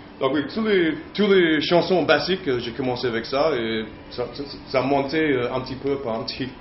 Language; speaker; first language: French; non-native, learner; English